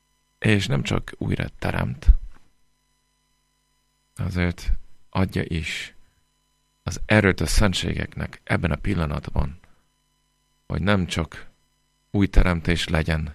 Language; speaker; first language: Hungarian; non-native, fluent; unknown